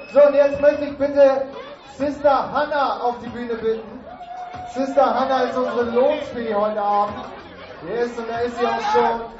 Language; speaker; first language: German; native; German